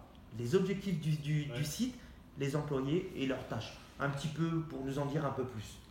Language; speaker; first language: French; native; French